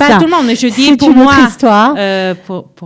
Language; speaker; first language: French; early bilingual, heritage; French